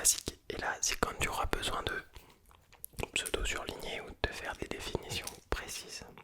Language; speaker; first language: French; native; French